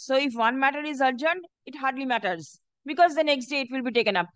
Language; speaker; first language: English; non-native, local second language; Bangla